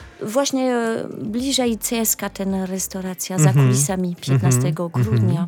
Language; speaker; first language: Polish; non-native, learner; French